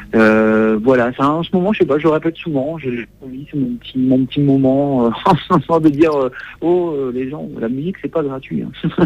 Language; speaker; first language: French; native; French